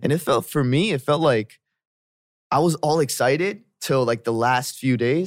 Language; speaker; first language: English; early bilingual, other home language; Korean